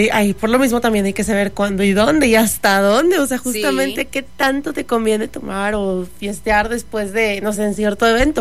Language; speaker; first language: Spanish; native; Spanish